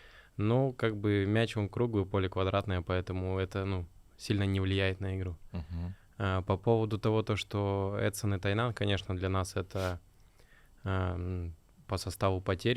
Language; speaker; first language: Russian; native; Russian